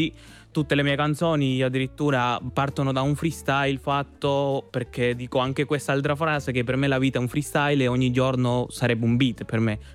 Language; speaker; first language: Italian; non-native, fluent; Spanish